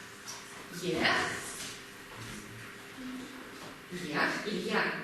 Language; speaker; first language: French; non-native, fluent; Russian